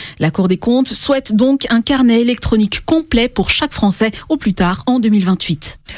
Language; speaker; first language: French; native; French